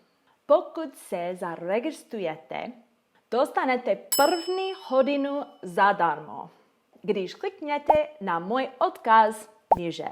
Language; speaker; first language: Czech; non-native, learner; English